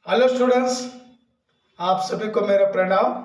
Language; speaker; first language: Hindi; non-native, local second language; Kannada